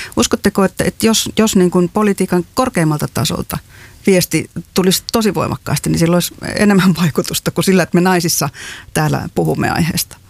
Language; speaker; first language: Finnish; native; Finnish